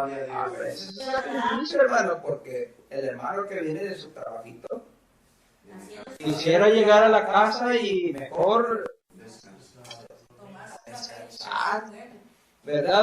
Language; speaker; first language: Spanish; native; Spanish